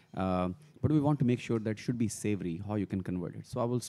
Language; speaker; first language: English; non-native, local second language; Punjabi